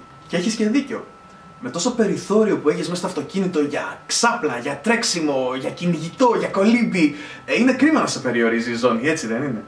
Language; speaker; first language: Greek; native; Greek